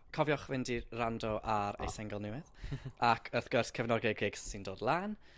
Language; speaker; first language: Welsh; non-native, fluent; English